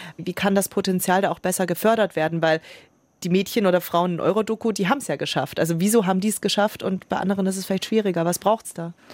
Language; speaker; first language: German; native; German